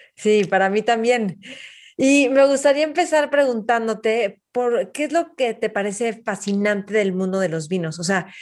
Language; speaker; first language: Spanish; native; Spanish